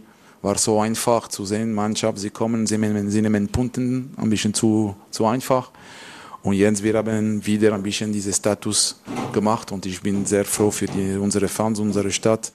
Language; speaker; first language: German; non-native, learner; French